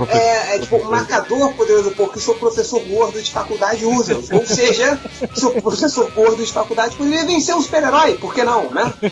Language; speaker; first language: Portuguese; native; Portuguese